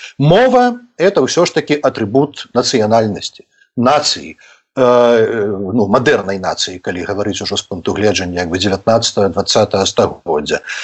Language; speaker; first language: Belarusian; native; Belarusian